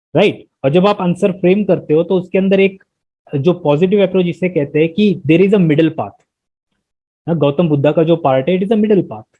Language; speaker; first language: Hindi; non-native, local second language; Marathi